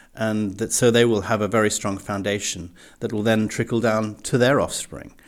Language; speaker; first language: English; native; English